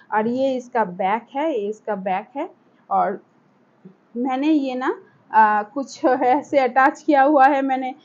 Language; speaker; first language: Hindi; non-native, local second language; Bangla